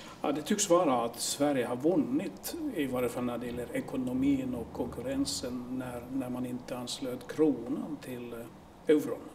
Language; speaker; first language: Swedish; non-native, local second language; Finnish